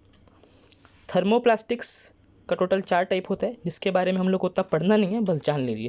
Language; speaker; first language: Hindi; native; Hindi